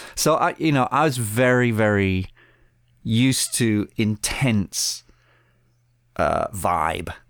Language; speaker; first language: English; early bilingual, other home language; Spanish